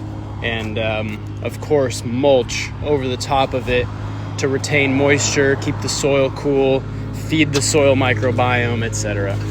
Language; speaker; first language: English; native; English